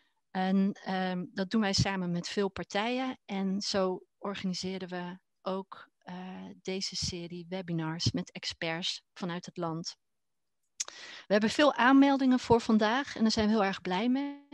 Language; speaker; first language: Dutch; native; Dutch